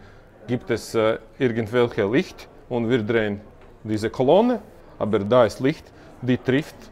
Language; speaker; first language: German; non-native, learner; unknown